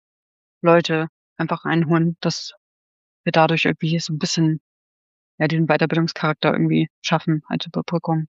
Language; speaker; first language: German; native; German